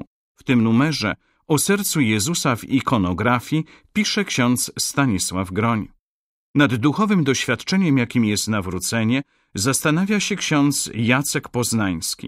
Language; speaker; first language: Polish; native; Polish